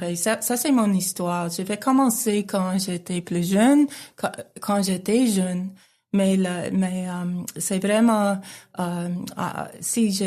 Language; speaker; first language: French; non-native, local second language; English